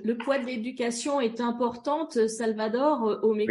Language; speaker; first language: French; native; French